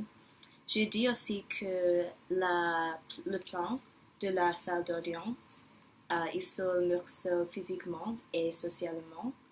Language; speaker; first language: French; non-native, learner; English